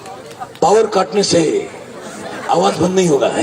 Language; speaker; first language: Hindi; non-native, local second language; Kok Borok